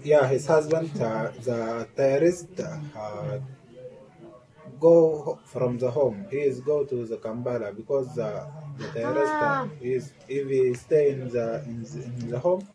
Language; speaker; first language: English; non-native, learner; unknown